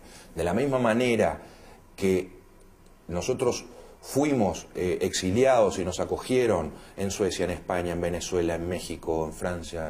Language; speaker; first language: Spanish; native; Spanish